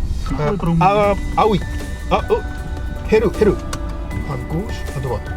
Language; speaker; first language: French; non-native, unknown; Japanese